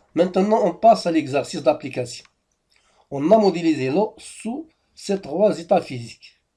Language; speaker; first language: French; non-native, local second language; Arabic